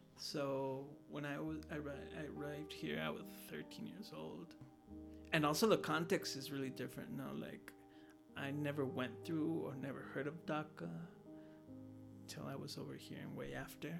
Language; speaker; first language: English; early bilingual, other home language; Spanish